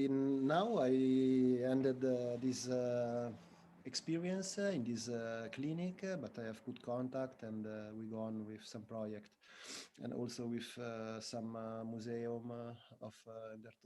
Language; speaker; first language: English; non-native, learner; Italian